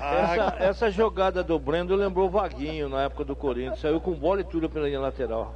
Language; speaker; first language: Portuguese; native; Portuguese